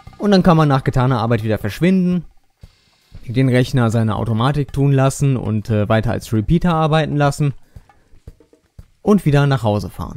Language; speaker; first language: German; native; German